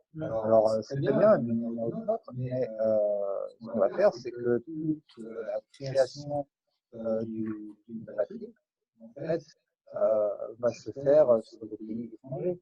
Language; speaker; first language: French; native; French